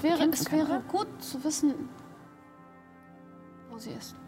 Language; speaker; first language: German; non-native, learner; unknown